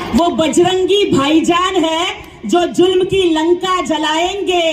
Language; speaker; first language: Hindi; non-native, local second language; Marathi